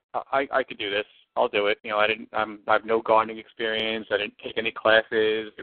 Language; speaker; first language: English; native; English